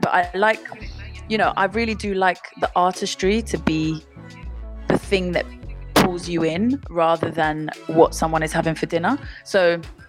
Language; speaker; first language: English; native; English